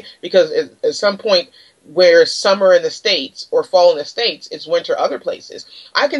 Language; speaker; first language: English; native; English